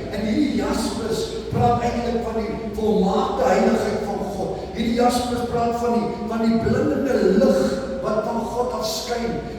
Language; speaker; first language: Afrikaans; non-native, local second language; English